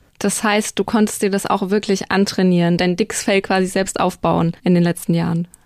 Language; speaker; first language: German; native; German